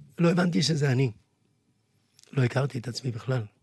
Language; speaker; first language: Hebrew; native; Hebrew